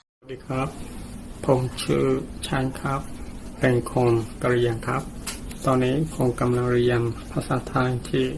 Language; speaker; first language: Thai; non-native, learner; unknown